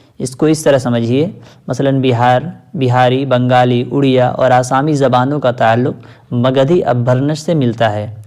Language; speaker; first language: Urdu; native; Urdu